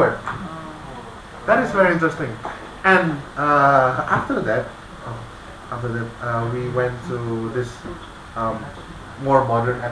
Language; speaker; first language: English; non-native, fluent; Indonesian